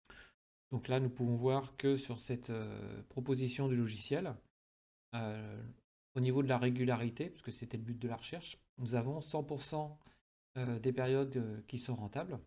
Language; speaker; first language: French; native; French